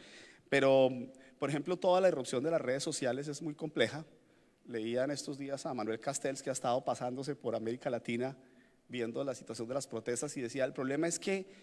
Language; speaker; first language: Spanish; native; Spanish